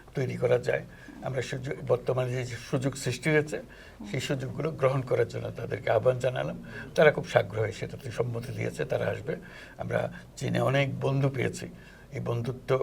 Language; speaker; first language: Bangla; native; Bangla